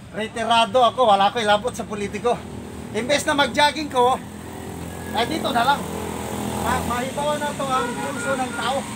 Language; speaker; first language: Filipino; non-native, local second language; Iloko